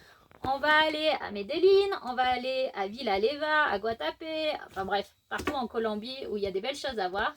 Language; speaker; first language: French; native; French